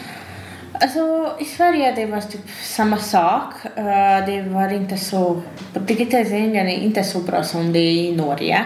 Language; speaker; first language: Swedish; non-native, fluent; Hungarian